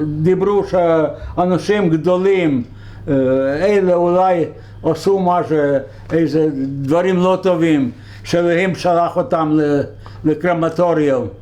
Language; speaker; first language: Hebrew; non-native, fluent; Yiddish